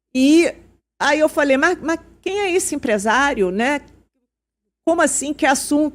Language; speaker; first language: Portuguese; native; Portuguese